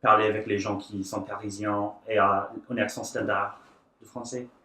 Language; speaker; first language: French; non-native, learner; English